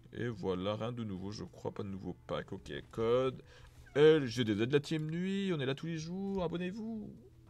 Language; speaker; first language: French; native; French